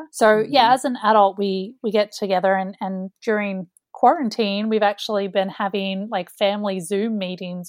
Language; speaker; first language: English; native; English